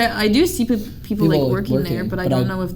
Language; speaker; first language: English; native; English